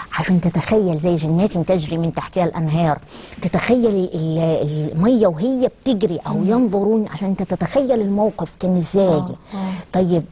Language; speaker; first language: Egyptian Arabic; native; Egyptian Arabic